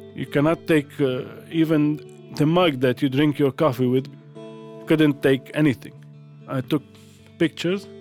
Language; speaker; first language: English; non-native, fluent; Arabic